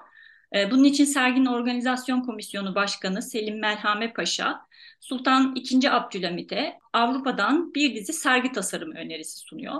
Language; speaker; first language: Turkish; native; Turkish